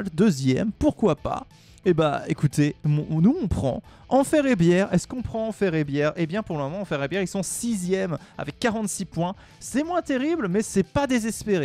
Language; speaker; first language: French; native; French